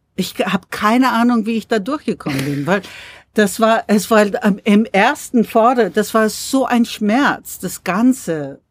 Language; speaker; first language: German; non-native, fluent; English